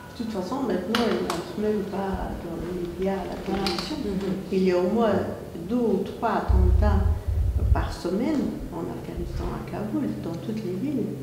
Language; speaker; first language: French; non-native, fluent; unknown